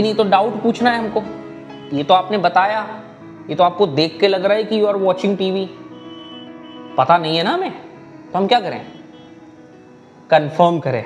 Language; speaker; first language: Hindi; native; Hindi